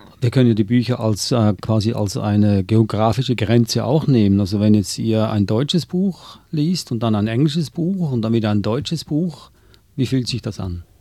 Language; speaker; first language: German; native; German